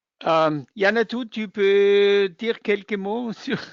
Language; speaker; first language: French; non-native, fluent; German